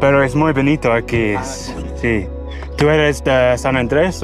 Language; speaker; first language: Spanish; non-native, learner; English